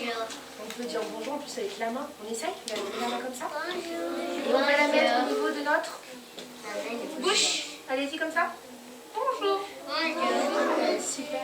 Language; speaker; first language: French; native; French